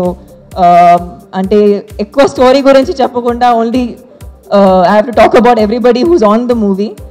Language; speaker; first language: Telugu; non-native, fluent; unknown